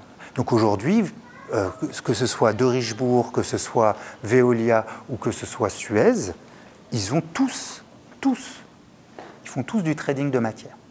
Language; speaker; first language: French; native; French